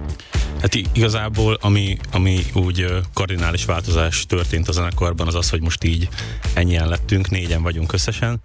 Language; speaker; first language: Hungarian; native; Hungarian